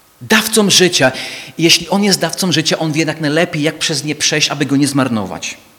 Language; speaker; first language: Polish; non-native, fluent; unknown